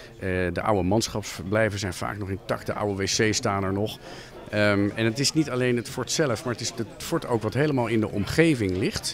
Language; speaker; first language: Dutch; native; Dutch